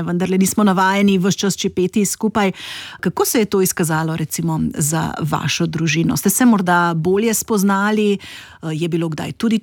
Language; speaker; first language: Slovenian; native; Slovenian